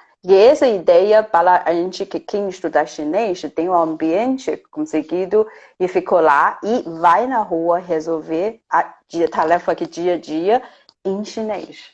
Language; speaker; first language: Portuguese; non-native, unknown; Chinese